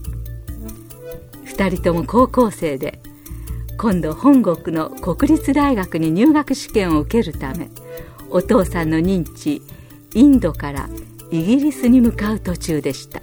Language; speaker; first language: Japanese; native; Japanese